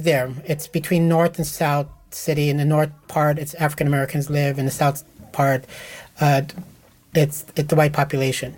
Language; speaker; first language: English; native; English